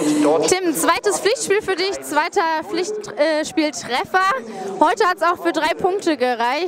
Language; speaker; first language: German; native; German